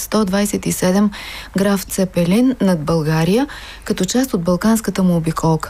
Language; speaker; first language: Bulgarian; native; Bulgarian